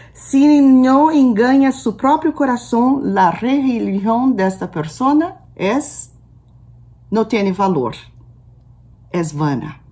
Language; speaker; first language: Spanish; non-native, learner; Portuguese